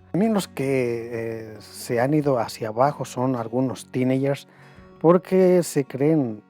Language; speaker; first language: Spanish; native; Spanish